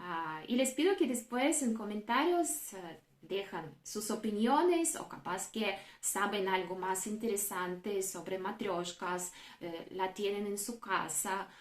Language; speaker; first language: Spanish; non-native, fluent; Russian